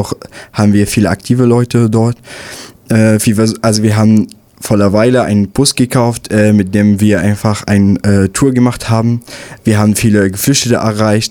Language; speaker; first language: German; non-native, fluent; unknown